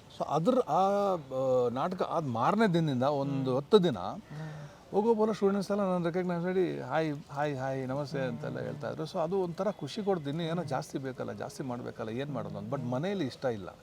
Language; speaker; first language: Kannada; non-native, local second language; Tulu